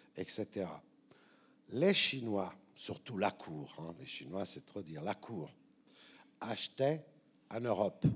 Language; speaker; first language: French; native; French